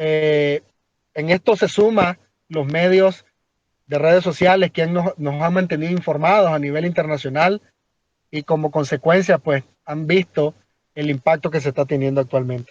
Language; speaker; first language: Spanish; native; Spanish